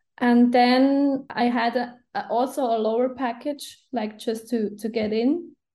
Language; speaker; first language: English; non-native, fluent; Swiss German